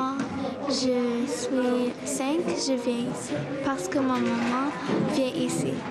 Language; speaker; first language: French; non-native, learner; Arabic